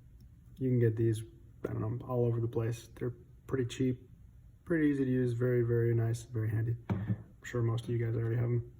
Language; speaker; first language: English; native; English